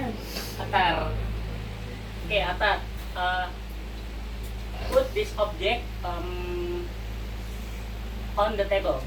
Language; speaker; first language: English; non-native, learner; Indonesian